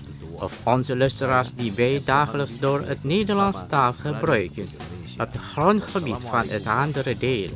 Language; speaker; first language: Dutch; non-native, learner; Indonesian